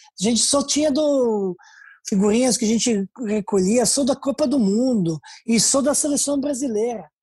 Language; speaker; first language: Portuguese; non-native, fluent; Serbian